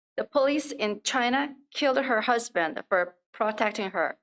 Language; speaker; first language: English; non-native, fluent; Korean